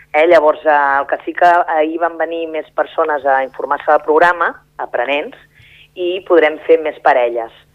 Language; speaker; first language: Catalan; native; Catalan